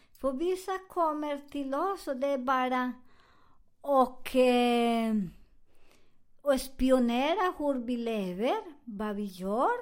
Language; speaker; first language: Swedish; non-native, learner; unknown